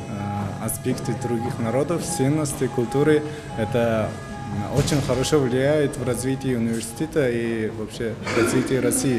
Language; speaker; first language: Russian; non-native, fluent; Uzbek